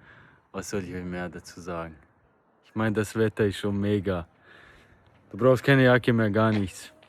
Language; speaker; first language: German; early bilingual, other home language; Bosnian